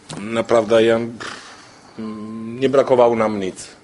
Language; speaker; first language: Polish; non-native, learner; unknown